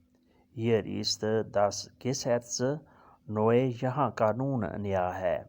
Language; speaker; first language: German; non-native, learner; Urdu